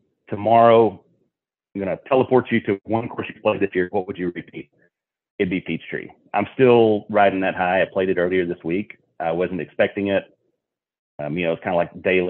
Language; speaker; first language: English; native; English